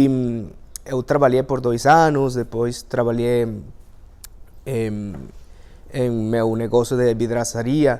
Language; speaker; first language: Portuguese; non-native, fluent; Spanish